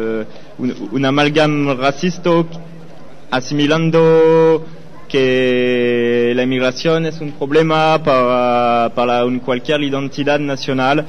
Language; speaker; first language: Spanish; non-native, learner; French